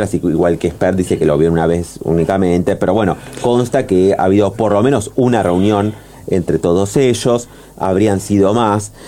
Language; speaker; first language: Spanish; native; Spanish